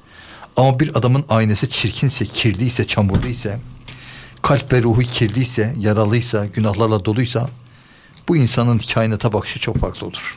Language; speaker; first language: Turkish; native; Turkish